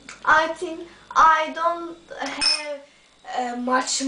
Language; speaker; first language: English; non-native, learner; Turkish